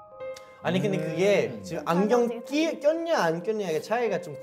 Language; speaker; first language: Korean; early bilingual, heritage; Korean